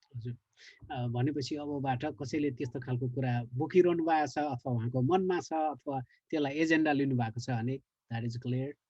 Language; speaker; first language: Nepali; native; Nepali